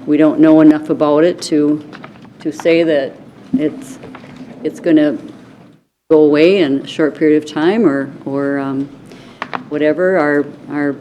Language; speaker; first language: English; native; English